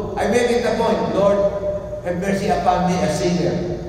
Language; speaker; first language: English; non-native, local second language; Filipino